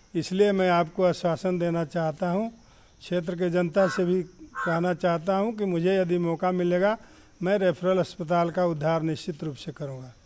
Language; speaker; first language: Hindi; non-native, local second language; Bhojpuri